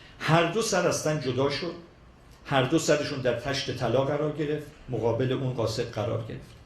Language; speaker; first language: Persian; native; Persian